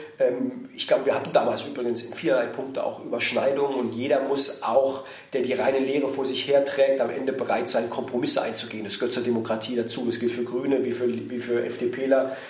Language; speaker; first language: German; native; German